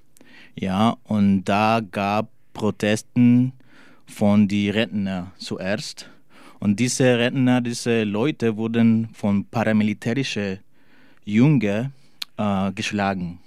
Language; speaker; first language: German; non-native, learner; Spanish